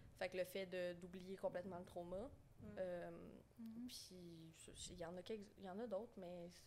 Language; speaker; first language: French; native; French